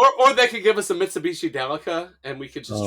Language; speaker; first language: English; native; English